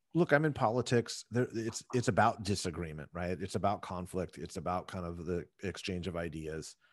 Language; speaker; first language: English; native; English